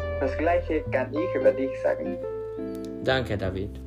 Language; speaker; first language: German; non-native, learner; Spanish